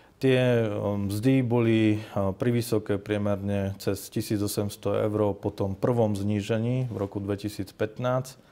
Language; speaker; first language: Slovak; native; Slovak